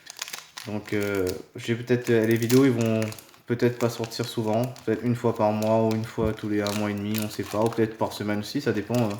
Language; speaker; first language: French; native; French